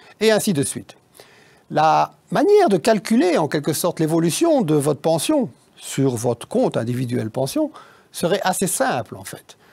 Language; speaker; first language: French; native; French